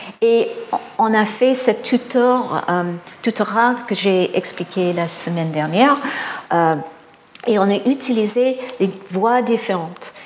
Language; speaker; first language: French; non-native, fluent; English